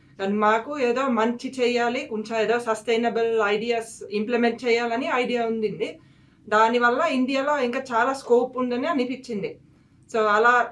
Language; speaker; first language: Telugu; non-native, fluent; Finnish